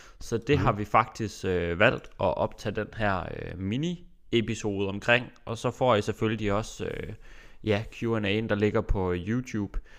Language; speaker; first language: Danish; native; Danish